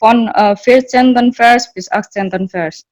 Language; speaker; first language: German; non-native, learner; Indonesian